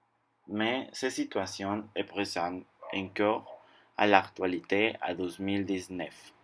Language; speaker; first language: French; non-native, learner; Spanish